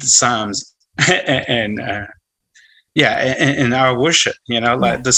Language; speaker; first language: English; non-native, fluent; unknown